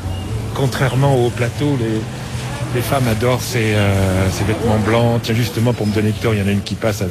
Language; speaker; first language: French; native; French